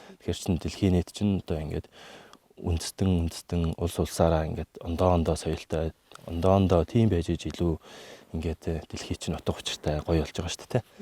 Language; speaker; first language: Mongolian; native; Mongolian